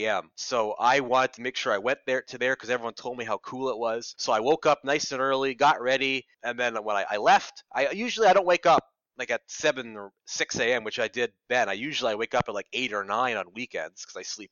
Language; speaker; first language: English; native; English